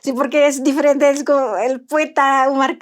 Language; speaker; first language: Spanish; non-native, fluent; Indonesian